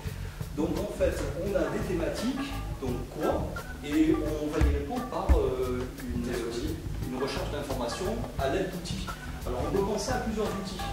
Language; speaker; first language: French; native; French